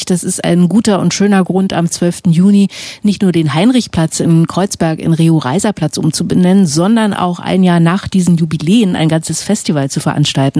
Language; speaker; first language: German; native; German